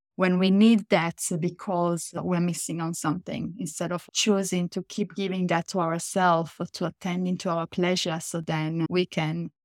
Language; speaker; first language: English; non-native, fluent; Italian